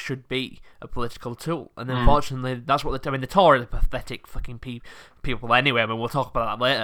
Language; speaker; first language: English; native; English